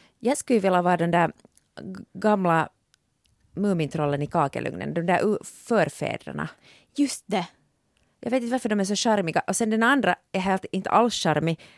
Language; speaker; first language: Swedish; native; Swedish